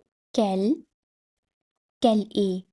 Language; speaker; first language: French; non-native, fluent; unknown